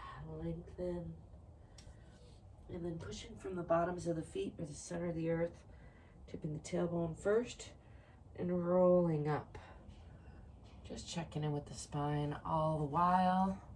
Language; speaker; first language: English; native; English